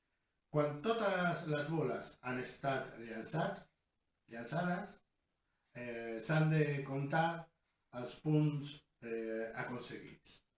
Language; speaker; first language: Catalan; non-native, learner; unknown